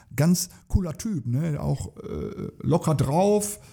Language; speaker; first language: German; native; German